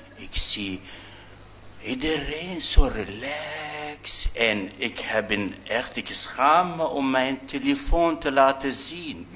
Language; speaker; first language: Dutch; non-native, fluent; Arabic